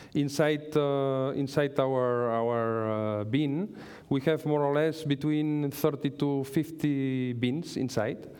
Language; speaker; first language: English; non-native, learner; Spanish